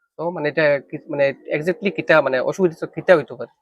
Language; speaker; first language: Bangla; non-native, local second language; Sylheti